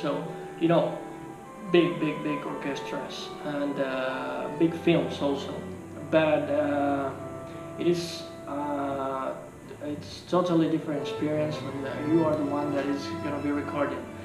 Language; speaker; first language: English; non-native, fluent; Spanish